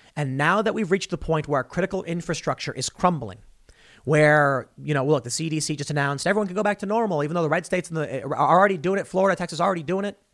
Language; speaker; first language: English; native; English